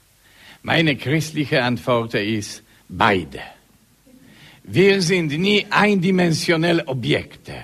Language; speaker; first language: German; non-native, learner; Polish